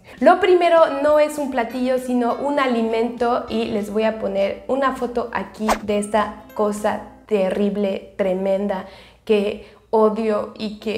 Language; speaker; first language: Spanish; non-native, fluent; French